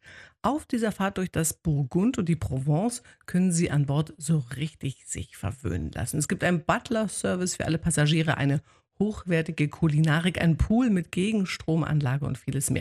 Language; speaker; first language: German; native; German